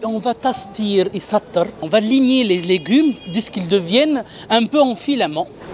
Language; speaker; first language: French; non-native, local second language; Arabic